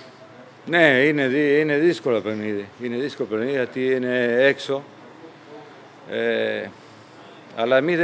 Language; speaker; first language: Greek; non-native, fluent; Spanish